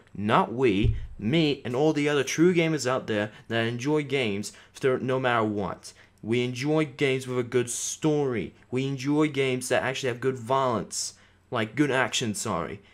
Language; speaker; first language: English; native; English